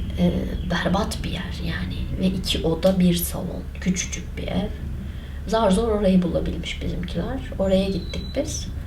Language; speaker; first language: Turkish; non-native, local second language; Kurdish